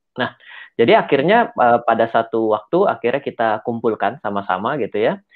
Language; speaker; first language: Indonesian; native; Indonesian